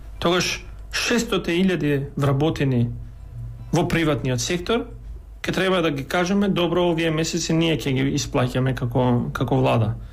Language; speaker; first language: Macedonian; non-native, local second language; Albanian